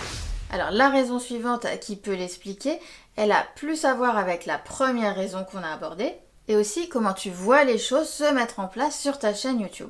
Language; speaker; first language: French; native; French